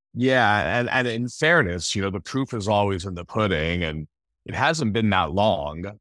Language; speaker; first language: English; native; English